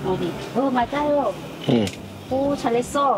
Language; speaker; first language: Korean; non-native, learner; Thai